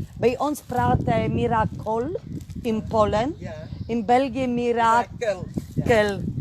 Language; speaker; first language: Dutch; non-native, learner; Polish